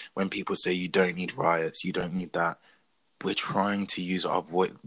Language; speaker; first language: English; native; English